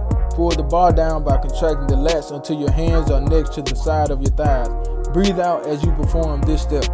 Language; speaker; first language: English; native; English